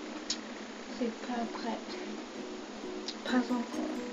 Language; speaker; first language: French; non-native, learner; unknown